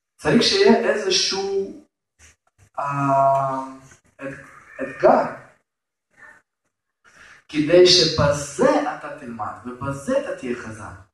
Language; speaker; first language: Hebrew; non-native, fluent; Russian